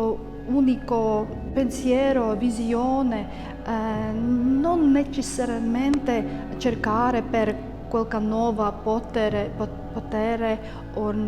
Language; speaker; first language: Italian; non-native, learner; Latvian